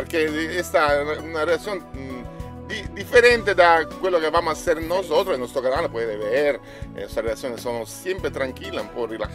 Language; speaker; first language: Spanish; non-native, learner; Italian